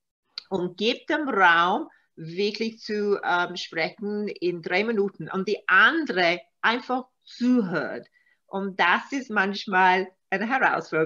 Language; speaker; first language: German; non-native, learner; Maltese